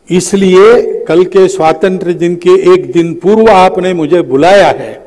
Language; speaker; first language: Hindi; native; Hindi